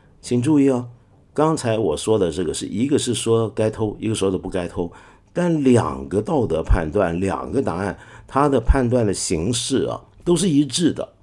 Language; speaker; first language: Chinese; non-native, local second language; Cantonese